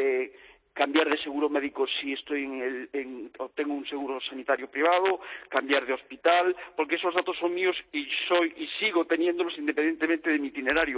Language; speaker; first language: Spanish; native; Spanish